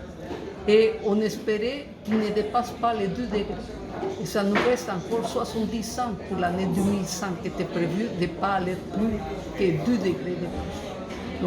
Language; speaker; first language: French; non-native, fluent; Spanish